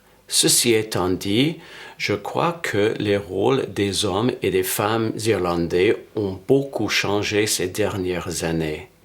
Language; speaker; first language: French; non-native, fluent; English